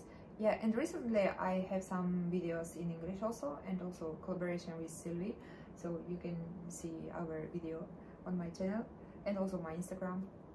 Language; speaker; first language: English; non-native, learner; Russian